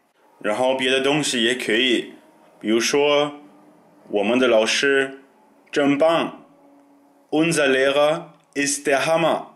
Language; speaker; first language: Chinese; non-native, fluent; German